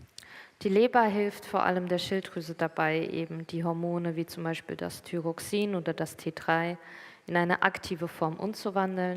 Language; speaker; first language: German; native; German